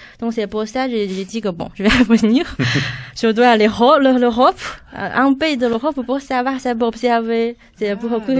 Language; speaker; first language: French; non-native, fluent; Chinese